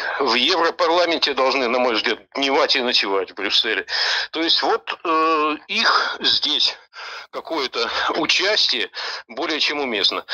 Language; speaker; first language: Russian; native; Russian